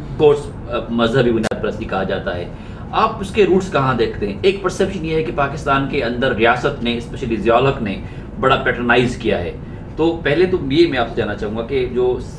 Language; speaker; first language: Urdu; non-native, local second language; Sindhi